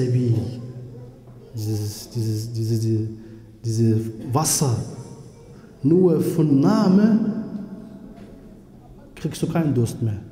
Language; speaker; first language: German; non-native, fluent; Arabic